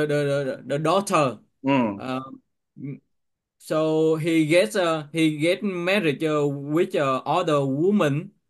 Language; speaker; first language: English; non-native, learner; Vietnamese